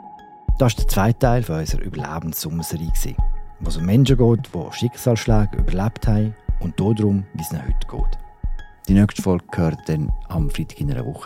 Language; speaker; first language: German; native; German